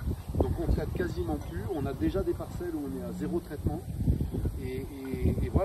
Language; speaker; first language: French; native; French